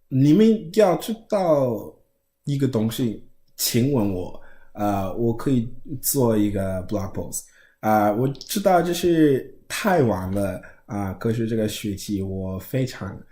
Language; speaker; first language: Chinese; non-native, learner; English